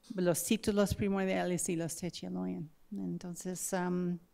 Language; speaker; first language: Spanish; non-native, fluent; English